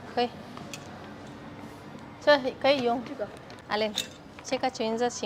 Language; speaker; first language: Chinese; non-native, fluent; Indonesian